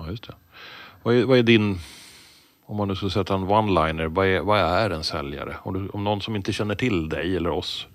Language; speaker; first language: Swedish; native; Swedish